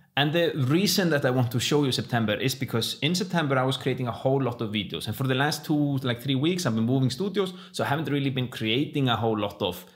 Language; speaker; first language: English; non-native, fluent; Icelandic